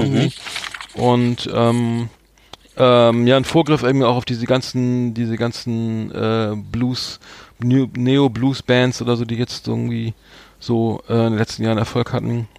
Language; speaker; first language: German; native; German